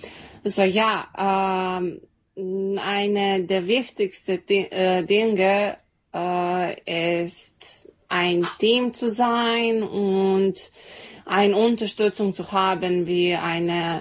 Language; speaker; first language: German; non-native, fluent; Serbian